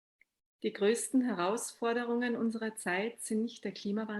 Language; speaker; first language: German; native; German